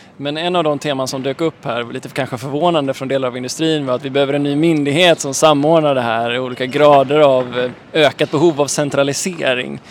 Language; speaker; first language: Swedish; native; Swedish